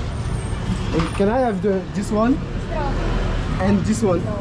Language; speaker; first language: English; non-native, learner; French